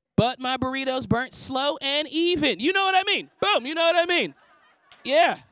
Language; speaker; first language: English; native; English